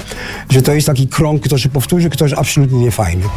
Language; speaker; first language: Polish; non-native, fluent; Dutch